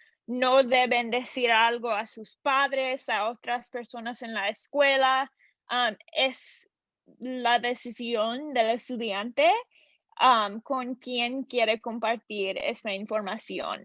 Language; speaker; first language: Spanish; non-native, learner; English